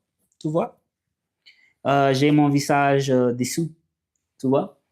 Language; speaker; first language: French; non-native, learner; English